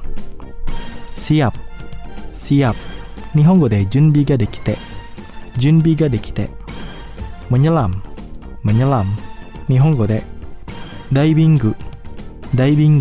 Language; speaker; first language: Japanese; non-native, fluent; Indonesian